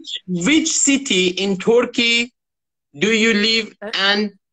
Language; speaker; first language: English; non-native, learner; Persian